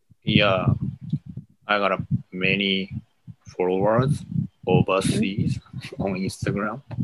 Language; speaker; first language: English; non-native, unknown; Japanese